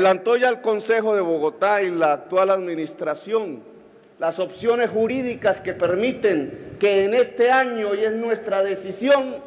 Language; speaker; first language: Spanish; native; Spanish